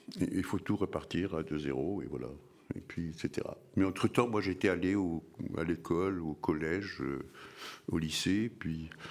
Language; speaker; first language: French; early bilingual, other home language; Arabic